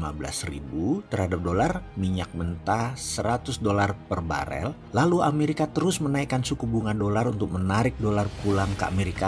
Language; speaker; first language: Indonesian; native; Indonesian